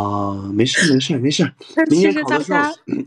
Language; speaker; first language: Chinese; native; Chinese